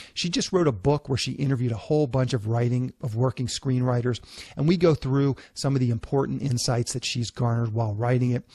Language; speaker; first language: English; native; English